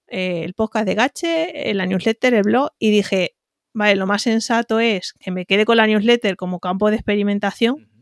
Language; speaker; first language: Spanish; native; Spanish